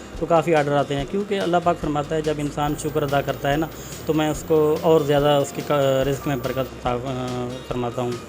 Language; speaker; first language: Urdu; non-native, local second language; Saraiki